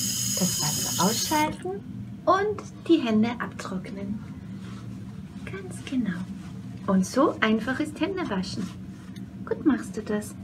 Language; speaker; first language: German; native; German